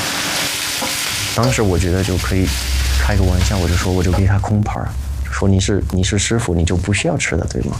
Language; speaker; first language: Chinese; non-native, fluent; English